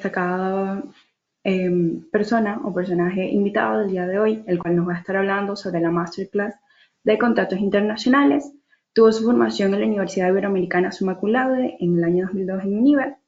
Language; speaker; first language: Spanish; native; Spanish